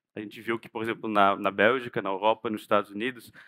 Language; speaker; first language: Portuguese; non-native, fluent; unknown